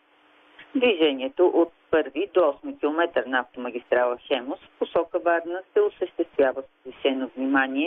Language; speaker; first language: Bulgarian; native; Bulgarian